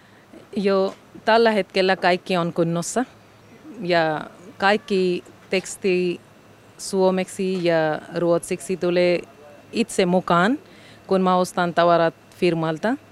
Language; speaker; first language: Finnish; non-native, learner; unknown